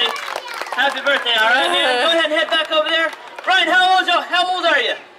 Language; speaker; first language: English; native; English